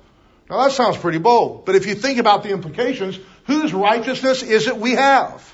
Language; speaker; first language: English; native; English